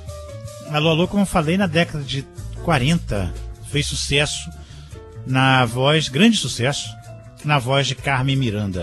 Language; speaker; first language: Portuguese; native; Portuguese